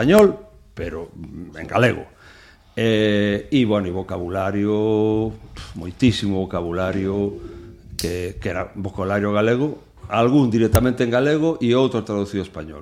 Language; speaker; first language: Galician; non-native, local second language; Spanish